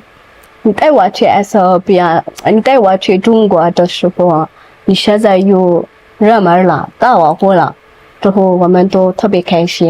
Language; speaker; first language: Chinese; non-native, learner; Amharic